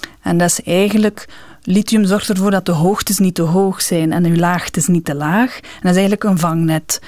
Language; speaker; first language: Dutch; native; Dutch